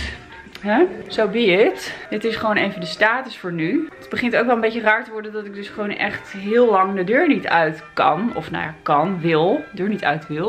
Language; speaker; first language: Dutch; native; Dutch